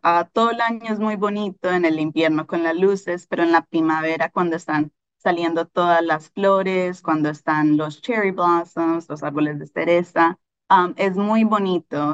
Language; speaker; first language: Spanish; early bilingual, heritage; Spanish